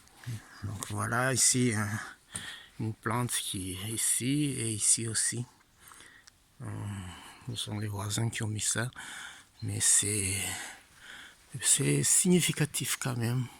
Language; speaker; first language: French; non-native, fluent; Italian